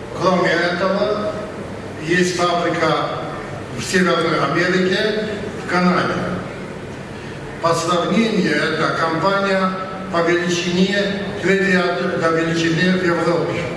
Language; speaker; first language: Russian; non-native, learner; Polish